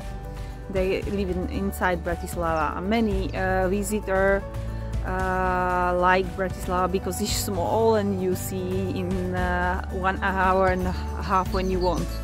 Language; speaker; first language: English; non-native, learner; Slovak